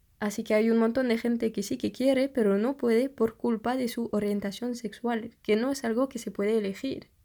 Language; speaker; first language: Spanish; non-native, fluent; French